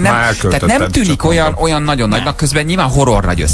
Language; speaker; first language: Hungarian; native; Hungarian